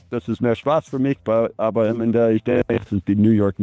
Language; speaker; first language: German; non-native, learner; English